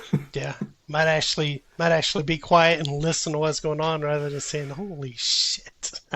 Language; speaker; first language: English; native; English